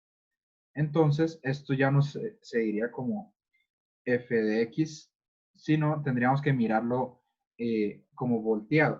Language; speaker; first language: Spanish; native; Spanish